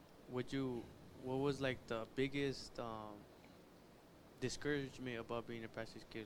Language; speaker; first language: English; early bilingual, other home language; Spanish